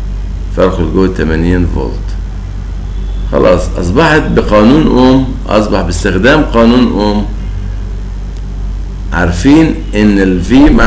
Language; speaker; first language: Arabic; native; Arabic